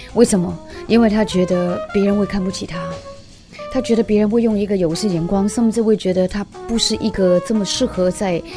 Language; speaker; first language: Chinese; non-native, fluent; Cantonese